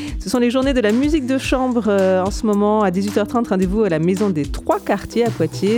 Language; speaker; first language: French; native; French